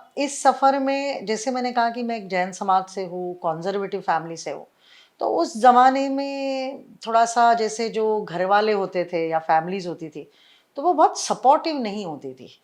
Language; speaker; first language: Hindi; non-native, local second language; Marwari